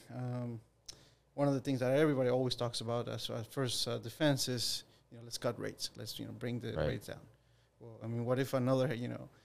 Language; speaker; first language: English; non-native, fluent; Spanish